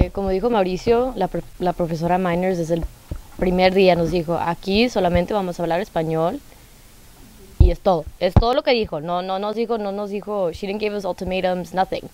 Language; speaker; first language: Spanish; early bilingual, heritage; Spanish